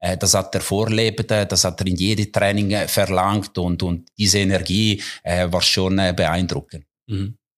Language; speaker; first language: German; non-native, local second language; Italian